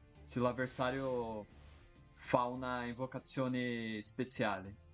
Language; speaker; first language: Italian; non-native, fluent; Portuguese